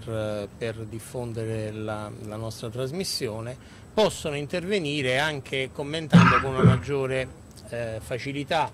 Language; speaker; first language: Italian; native; Italian